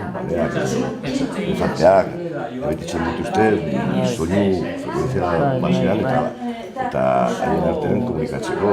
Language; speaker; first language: Basque; non-native, local second language; Spanish